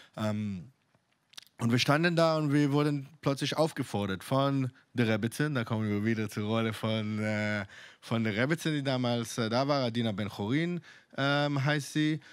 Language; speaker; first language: German; non-native, fluent; Hebrew